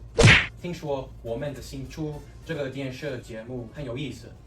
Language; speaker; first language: Chinese; non-native, learner; English